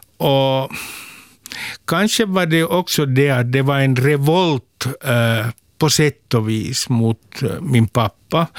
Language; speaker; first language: Swedish; non-native, local second language; Finnish